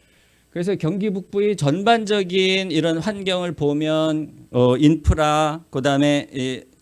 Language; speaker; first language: Korean; native; Korean